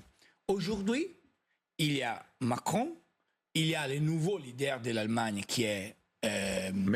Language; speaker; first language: French; non-native, fluent; Italian